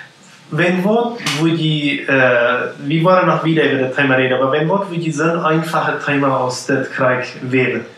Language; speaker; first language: German; non-native, local second language; Plautdietsch